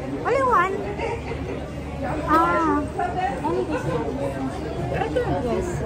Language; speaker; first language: English; non-native, learner; Filipino